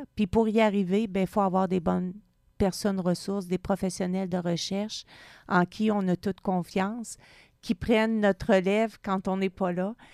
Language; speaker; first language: French; native; French